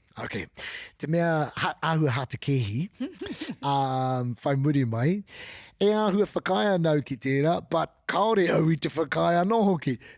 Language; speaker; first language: Māori; non-native, local second language; English